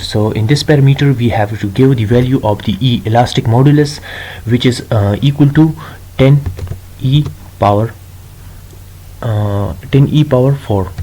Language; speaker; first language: English; non-native, local second language; Urdu